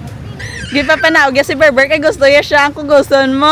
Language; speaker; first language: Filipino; non-native, local second language; Hiligaynon